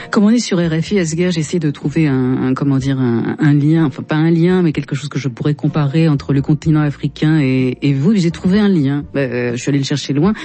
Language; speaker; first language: French; native; French